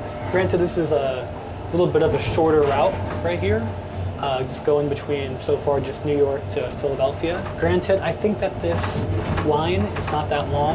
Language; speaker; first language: English; native; English